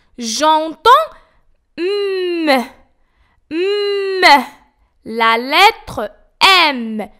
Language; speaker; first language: French; non-native, local second language; Arabic